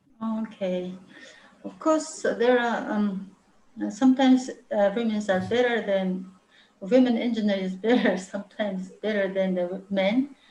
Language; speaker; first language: English; non-native, learner; Mongolian